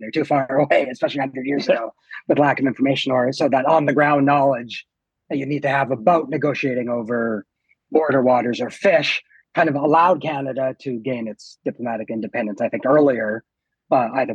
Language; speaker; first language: English; native; English